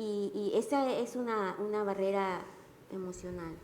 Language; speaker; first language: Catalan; non-native, learner; Spanish